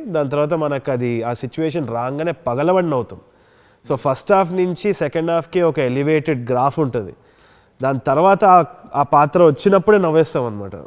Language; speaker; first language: Telugu; native; Telugu